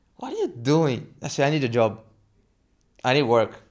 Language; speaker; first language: English; non-native, learner; Portuguese